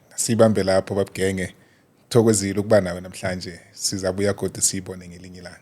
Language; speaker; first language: Zulu; non-native, local second language; South Ndebele